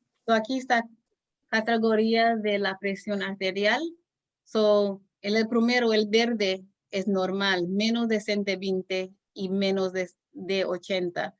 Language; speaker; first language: Spanish; non-native, learner; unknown